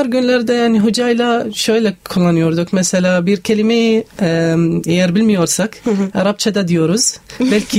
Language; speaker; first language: Turkish; non-native, learner; Arabic